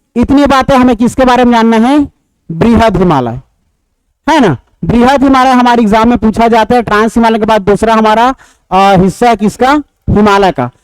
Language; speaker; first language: Hindi; native; Hindi